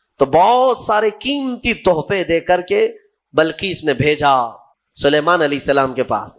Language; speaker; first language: Urdu; native; Urdu